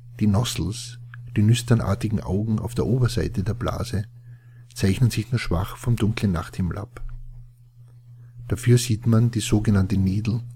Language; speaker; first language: German; native; German